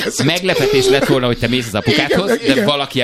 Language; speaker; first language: Hungarian; native; Hungarian